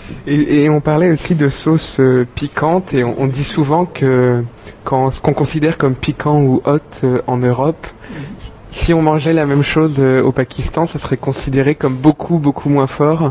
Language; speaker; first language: French; native; French